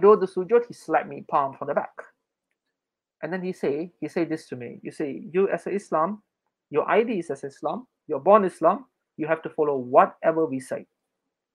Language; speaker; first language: English; non-native, local second language; Malay